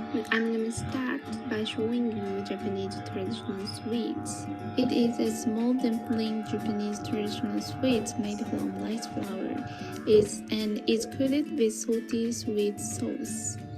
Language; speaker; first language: English; non-native, learner; Japanese